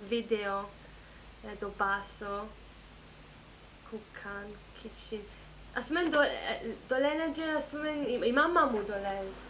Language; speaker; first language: Greek; early bilingual, heritage; Greek